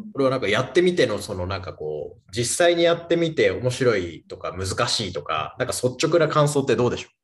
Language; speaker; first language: Japanese; native; Japanese